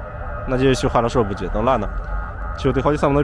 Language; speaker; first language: Russian; non-native, learner; Chinese